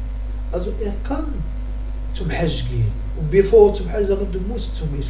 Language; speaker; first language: German; non-native, learner; Arabic